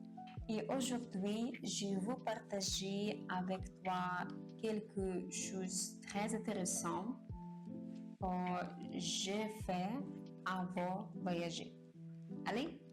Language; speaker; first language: French; non-native, learner; Japanese